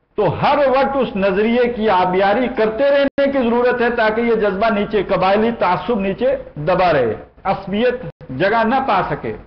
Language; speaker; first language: Urdu; native; Urdu